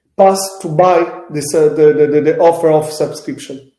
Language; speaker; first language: English; non-native, fluent; Italian